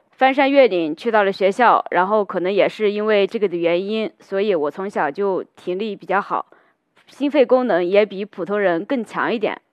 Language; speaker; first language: Chinese; native; Chinese